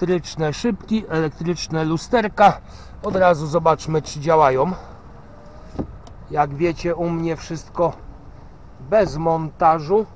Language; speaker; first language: Polish; native; Polish